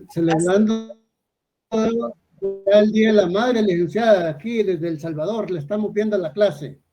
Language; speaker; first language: Spanish; native; Spanish